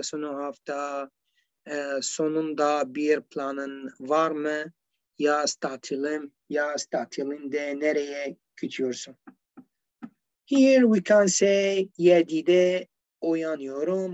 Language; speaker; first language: Turkish; non-native, learner; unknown